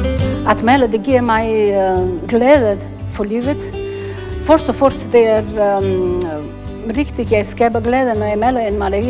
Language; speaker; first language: Danish; non-native, fluent; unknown